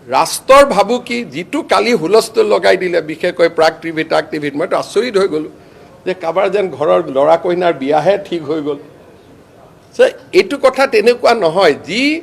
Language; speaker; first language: Assamese; native; Assamese